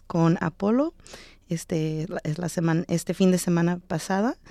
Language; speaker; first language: Spanish; early bilingual, heritage; Spanish